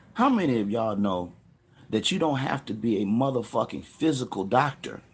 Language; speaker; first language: English; native; English